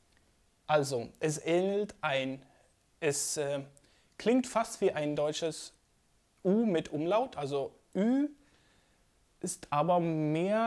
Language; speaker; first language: German; non-native, fluent; Swedish